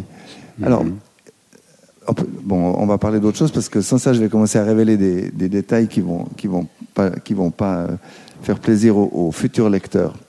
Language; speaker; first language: French; native; French